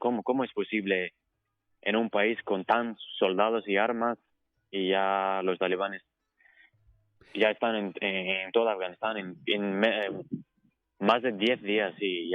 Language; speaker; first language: Spanish; non-native, fluent; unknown